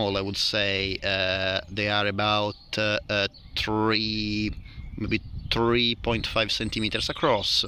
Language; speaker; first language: English; non-native, fluent; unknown